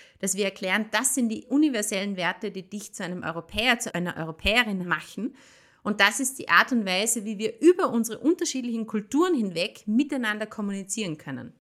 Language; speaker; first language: German; native; German